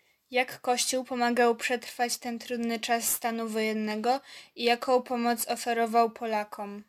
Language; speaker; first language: Polish; native; Polish